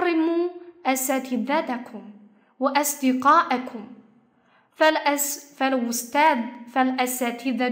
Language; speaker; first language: Arabic; non-native, fluent; Chinese